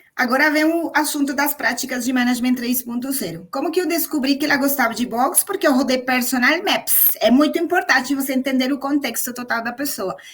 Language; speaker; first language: Portuguese; non-native, fluent; Spanish